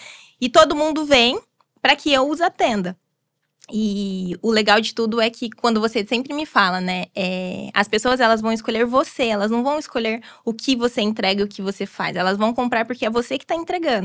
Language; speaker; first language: Portuguese; native; Portuguese